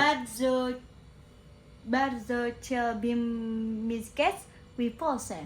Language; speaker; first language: Polish; non-native, learner; Indonesian